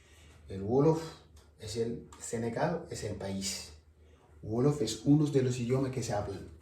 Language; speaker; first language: Spanish; non-native, learner; Wolof